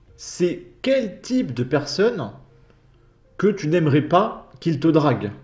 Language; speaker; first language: French; native; French